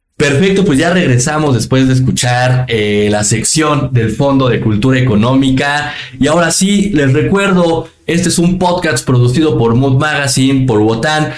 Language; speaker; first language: Spanish; native; Spanish